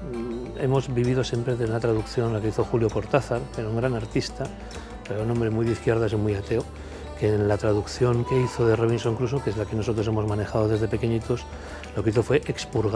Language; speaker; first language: Spanish; native; Spanish